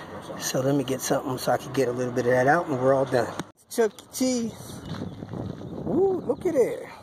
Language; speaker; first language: English; native; English